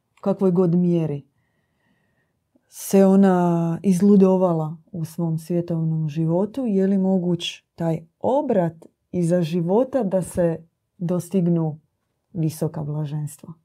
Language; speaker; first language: Croatian; native; Croatian